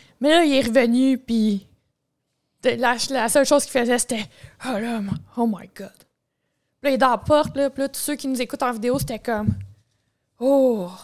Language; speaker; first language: French; native; French